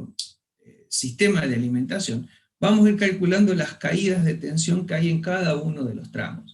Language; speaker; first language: Spanish; native; Spanish